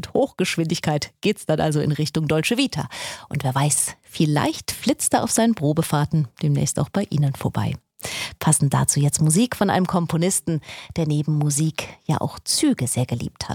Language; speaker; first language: German; native; German